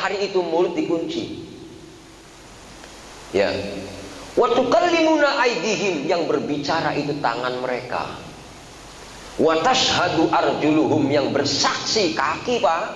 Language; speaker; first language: Indonesian; native; Indonesian